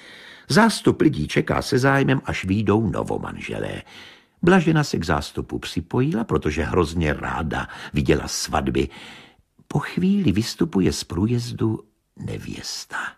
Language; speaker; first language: Czech; native; Czech